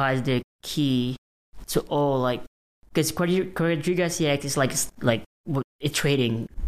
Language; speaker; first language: English; non-native, local second language; Filipino